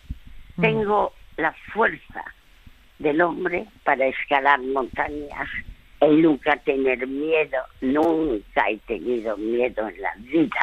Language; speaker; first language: Spanish; early bilingual, other home language; French